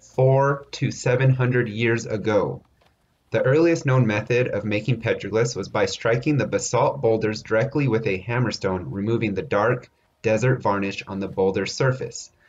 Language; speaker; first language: English; native; English